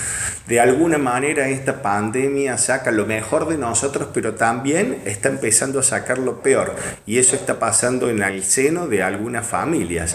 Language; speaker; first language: Spanish; native; Spanish